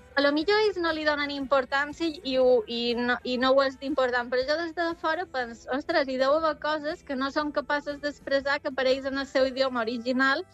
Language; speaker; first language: Catalan; native; Catalan